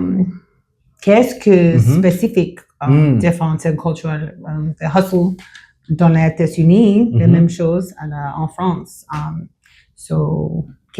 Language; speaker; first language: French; non-native, learner; English